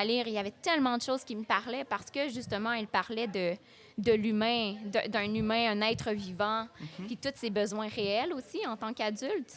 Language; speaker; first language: French; native; French